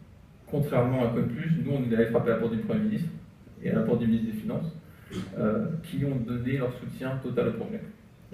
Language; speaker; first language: French; native; French